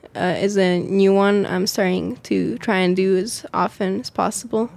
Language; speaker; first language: English; native; English